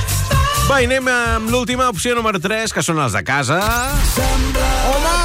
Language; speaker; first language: Catalan; native; Catalan